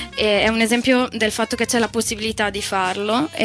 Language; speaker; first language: Italian; native; Italian